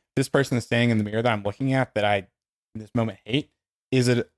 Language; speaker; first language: English; native; English